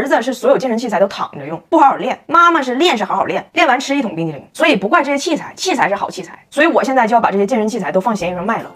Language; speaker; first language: Chinese; native; Chinese